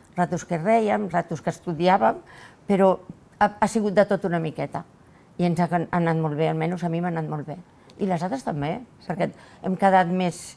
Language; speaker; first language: Catalan; non-native, local second language; Spanish